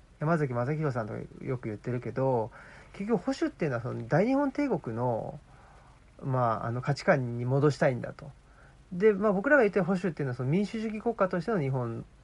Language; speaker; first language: Japanese; native; Japanese